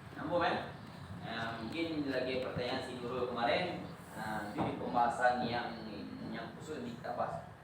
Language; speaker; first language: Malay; non-native, local second language; Achinese